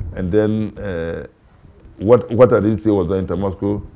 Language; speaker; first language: English; non-native, local second language; Hausa